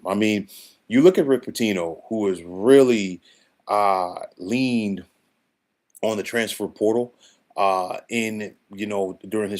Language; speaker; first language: English; native; English